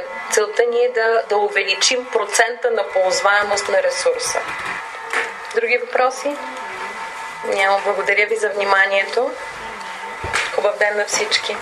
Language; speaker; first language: Bulgarian; native; Bulgarian